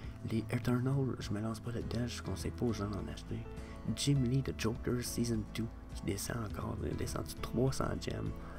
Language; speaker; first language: French; native; French